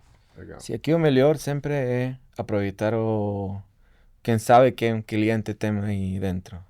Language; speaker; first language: Portuguese; non-native, fluent; Spanish